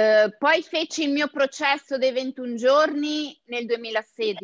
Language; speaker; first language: Italian; native; Italian